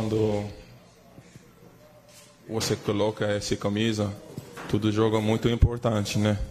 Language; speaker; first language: Portuguese; non-native, learner; English